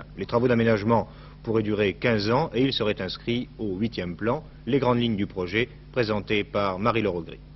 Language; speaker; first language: French; native; French